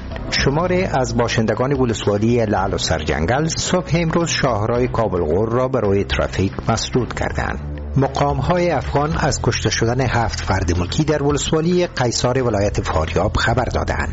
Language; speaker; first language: Persian; native; Persian